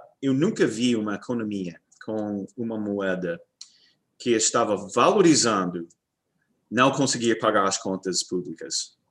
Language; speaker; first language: Portuguese; non-native, fluent; English